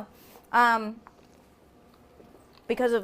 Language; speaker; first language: English; native; English